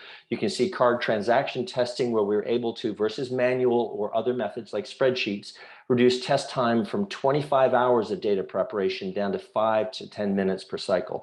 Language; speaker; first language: English; native; English